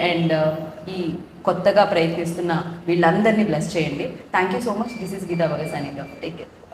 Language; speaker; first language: Telugu; native; Telugu